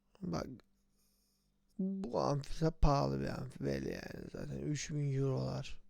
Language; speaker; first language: Turkish; native; Turkish